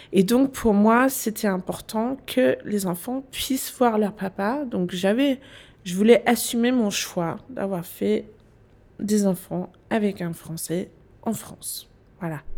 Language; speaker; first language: French; non-native, fluent; Danish